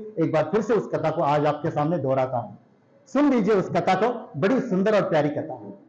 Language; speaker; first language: Hindi; non-native, local second language; Marathi